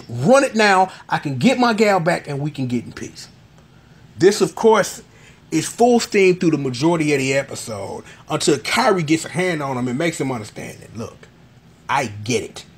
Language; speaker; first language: English; native; English